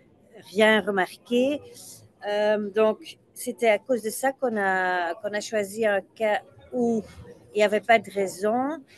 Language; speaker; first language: French; non-native, local second language; Dutch